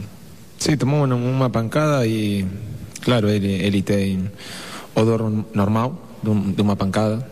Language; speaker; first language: Portuguese; non-native, fluent; Spanish